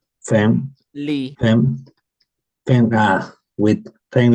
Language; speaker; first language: English; non-native, learner; Spanish